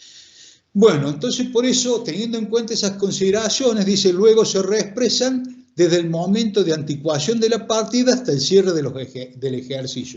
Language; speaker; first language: Spanish; native; Spanish